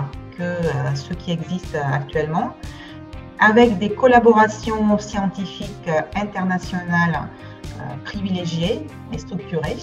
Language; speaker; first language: French; non-native, fluent; Bulgarian